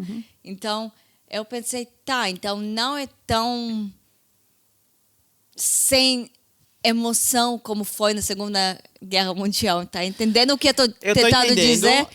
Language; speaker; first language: Portuguese; non-native, fluent; Hebrew